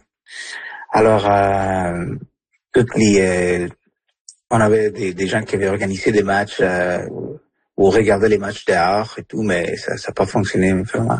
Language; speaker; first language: French; early bilingual, other home language; Spanish